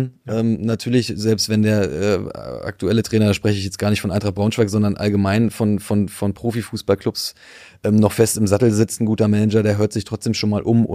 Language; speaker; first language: German; native; German